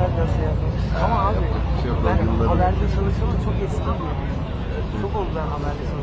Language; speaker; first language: Turkish; native; Turkish